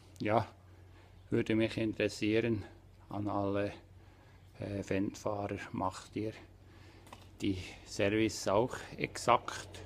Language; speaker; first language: German; native; German